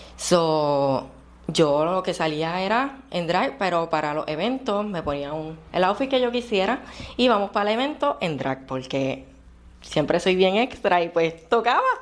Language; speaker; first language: Spanish; native; Spanish